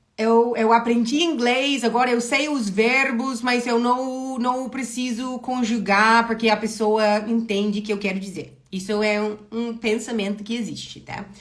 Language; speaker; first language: Portuguese; non-native, fluent; English